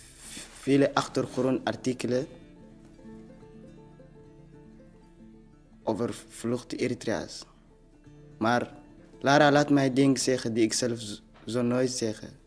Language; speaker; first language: Dutch; non-native, learner; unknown